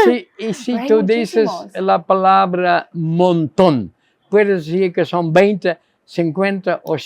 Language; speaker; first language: Spanish; non-native, fluent; Dutch